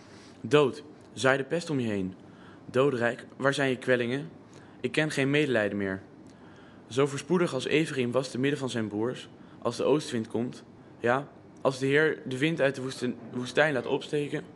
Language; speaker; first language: Dutch; native; Dutch